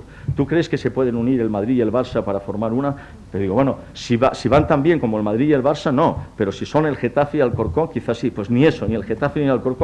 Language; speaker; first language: Spanish; native; Spanish